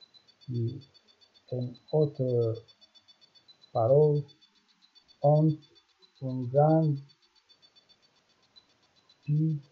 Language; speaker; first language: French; non-native, learner; Romanian